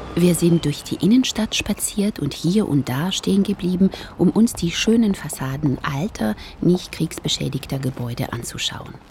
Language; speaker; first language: German; non-native, fluent; French